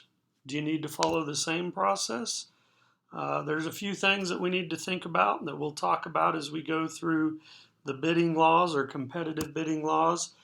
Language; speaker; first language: English; native; English